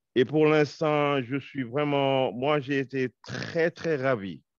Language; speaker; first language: French; non-native, local second language; Wolof